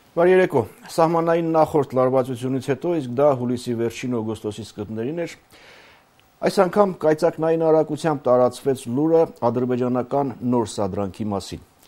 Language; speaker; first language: Armenian; native; Armenian